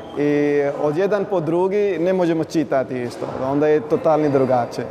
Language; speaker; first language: Croatian; non-native, learner; Punjabi